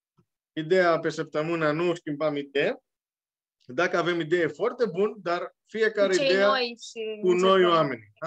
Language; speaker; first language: Romanian; non-native, learner; Greek